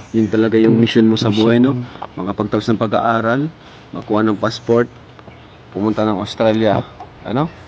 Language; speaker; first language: Filipino; native; Filipino